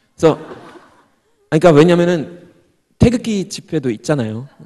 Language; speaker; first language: Korean; non-native, fluent; German